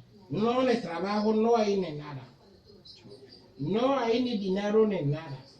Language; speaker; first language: Spanish; non-native, learner; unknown